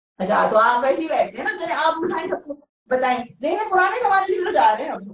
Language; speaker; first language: Urdu; native; Urdu